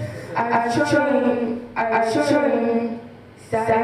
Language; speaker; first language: Igbo; non-native, learner; English